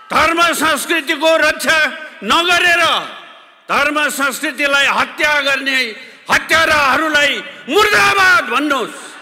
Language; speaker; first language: Nepali; native; Nepali